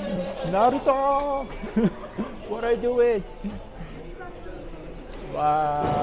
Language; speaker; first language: English; non-native, fluent; Japanese